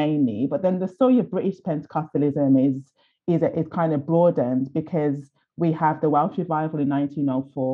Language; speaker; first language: English; native; English